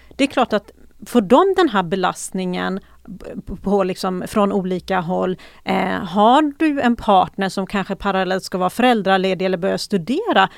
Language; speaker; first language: Swedish; early bilingual, other home language; Persian